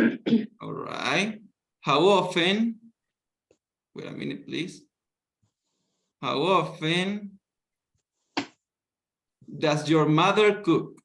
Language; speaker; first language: English; non-native, fluent; Spanish